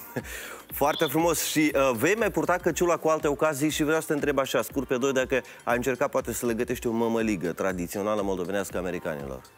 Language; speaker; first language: Romanian; native; Romanian